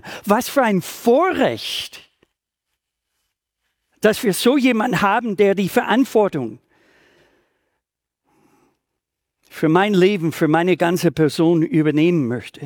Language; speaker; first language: German; native; German